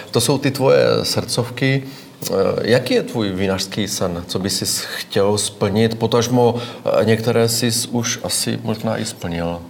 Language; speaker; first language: Czech; native; Czech